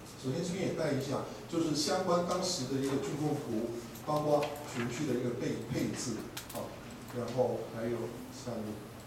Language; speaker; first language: Chinese; native; Chinese